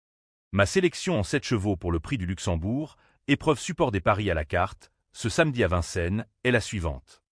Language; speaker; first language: French; native; French